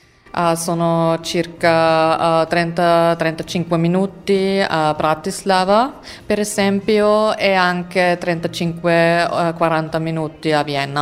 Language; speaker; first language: Italian; non-native, fluent; German